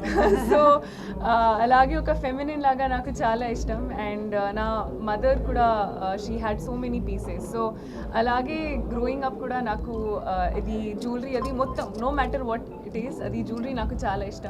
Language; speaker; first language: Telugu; non-native, learner; Hindi